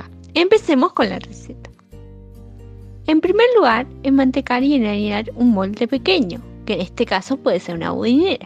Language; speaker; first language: Spanish; native; Spanish